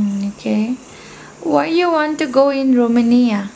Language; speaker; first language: English; non-native, learner; Nepali